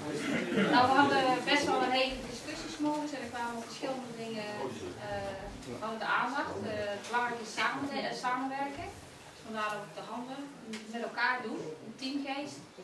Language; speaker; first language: Dutch; native; Dutch